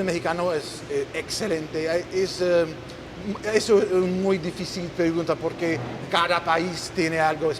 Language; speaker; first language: Spanish; non-native, learner; English